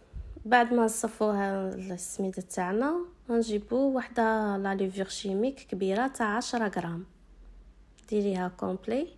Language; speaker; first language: Arabic; native; Arabic